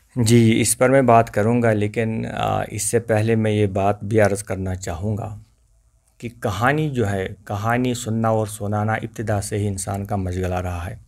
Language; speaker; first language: Urdu; non-native, local second language; Kashmiri